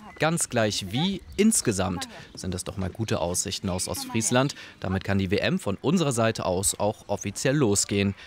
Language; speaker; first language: German; native; German